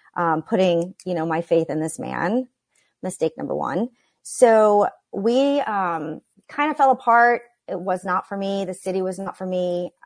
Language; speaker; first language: English; native; English